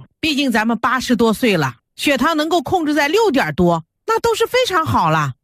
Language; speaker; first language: Chinese; native; Chinese